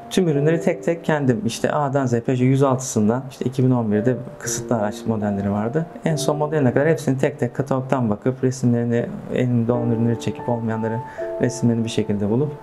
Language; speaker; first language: Turkish; native; Turkish